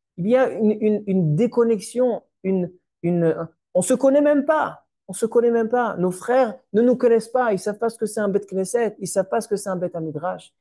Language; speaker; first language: French; native; French